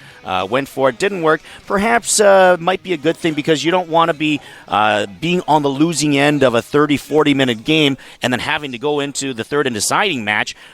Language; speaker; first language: English; native; English